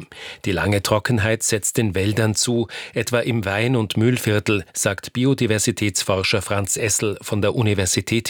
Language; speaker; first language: German; native; German